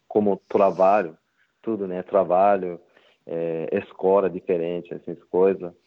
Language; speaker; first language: Portuguese; non-native, learner; Japanese